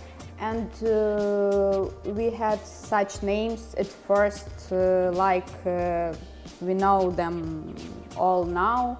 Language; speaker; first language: English; non-native, fluent; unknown